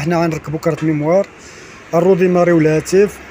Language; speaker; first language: Arabic; native; Arabic